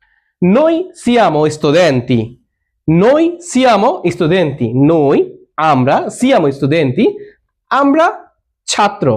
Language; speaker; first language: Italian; non-native, learner; Bangla